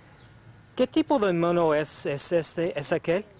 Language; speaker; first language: Spanish; non-native, learner; English